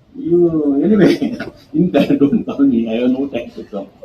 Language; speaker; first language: English; non-native, local second language; Kannada